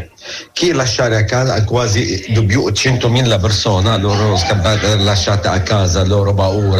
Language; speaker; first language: Italian; non-native, learner; Arabic